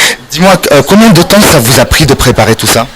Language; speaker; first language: French; non-native, fluent; Arabic